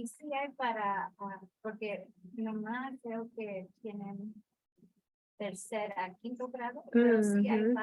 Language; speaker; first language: Spanish; early bilingual, heritage; Spanish